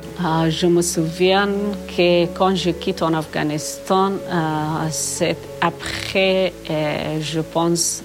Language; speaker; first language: French; non-native, learner; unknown